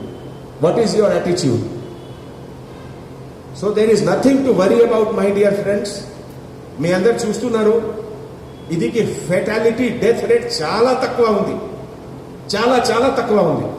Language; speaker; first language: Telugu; non-native, fluent; Hindi